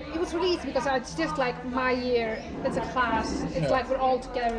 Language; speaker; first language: English; non-native, fluent; Icelandic